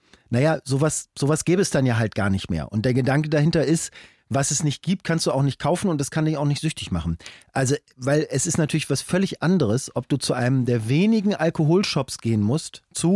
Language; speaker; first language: German; native; German